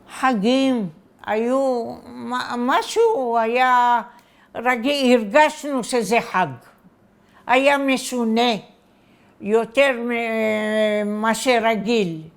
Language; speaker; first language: Hebrew; non-native, fluent; Arabic